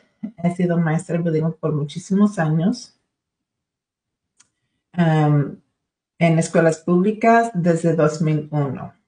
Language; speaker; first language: Spanish; early bilingual, other home language; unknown